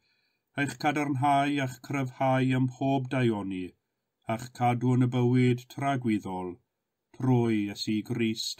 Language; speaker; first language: Welsh; native; Welsh